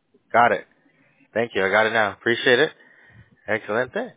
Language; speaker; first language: English; early bilingual, other home language; Spanish